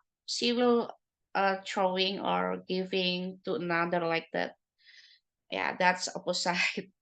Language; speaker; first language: English; non-native, learner; Indonesian